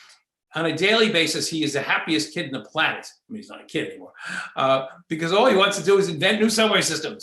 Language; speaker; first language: English; native; English